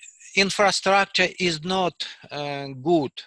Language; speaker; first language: English; non-native, learner; Russian